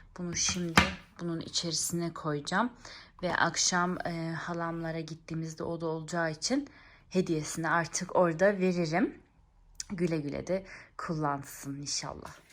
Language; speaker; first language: Turkish; early bilingual, heritage; Turkish